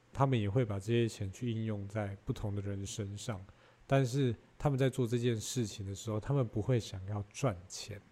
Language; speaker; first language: Chinese; native; Chinese